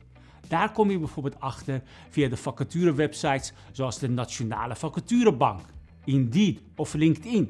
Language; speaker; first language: Dutch; non-native, fluent; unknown